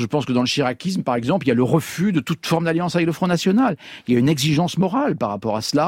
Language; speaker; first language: French; native; French